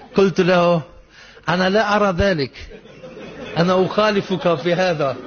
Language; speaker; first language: Arabic; non-native, fluent; German